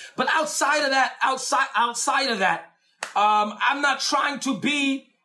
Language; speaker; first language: English; native; English